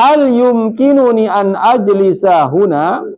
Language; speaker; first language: Arabic; non-native, fluent; Indonesian